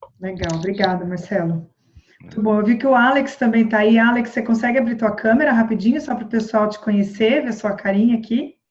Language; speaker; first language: Portuguese; native; Portuguese